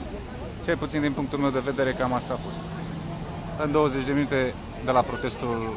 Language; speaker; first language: Romanian; native; Romanian